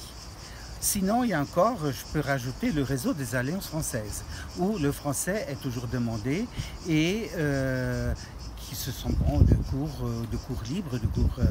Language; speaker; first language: French; non-native, fluent; Portuguese